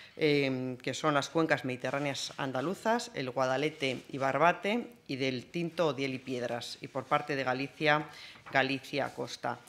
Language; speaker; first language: Spanish; native; Spanish